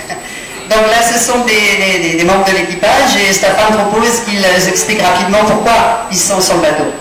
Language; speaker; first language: French; native; French